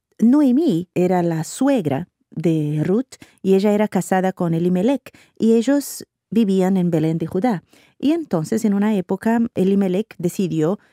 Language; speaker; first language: Spanish; non-native, fluent; Portuguese